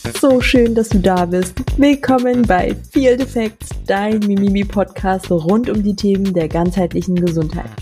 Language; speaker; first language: German; native; German